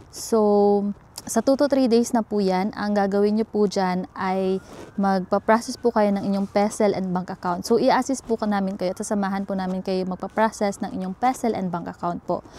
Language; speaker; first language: Filipino; native; Filipino